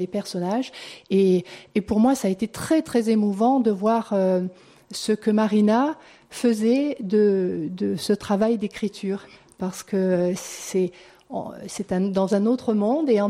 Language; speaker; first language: French; native; French